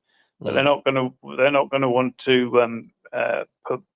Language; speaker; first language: English; native; English